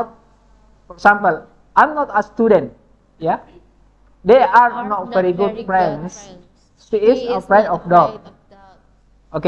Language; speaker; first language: English; non-native, fluent; Indonesian